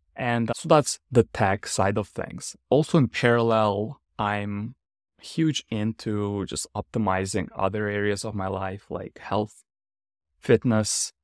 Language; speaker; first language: English; non-native, fluent; Ukrainian